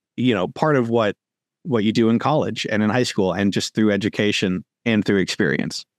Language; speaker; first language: English; native; English